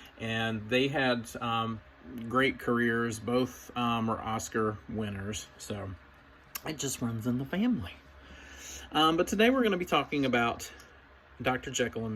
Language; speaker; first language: English; native; English